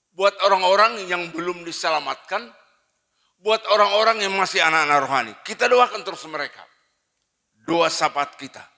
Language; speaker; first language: Indonesian; non-native, local second language; Batak Toba